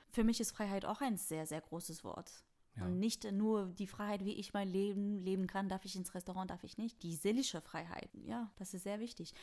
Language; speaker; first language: German; non-native, fluent; French